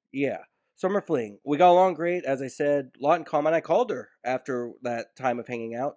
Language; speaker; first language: English; native; English